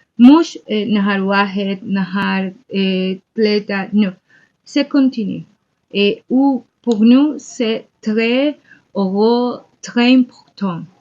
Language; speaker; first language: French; non-native, learner; Spanish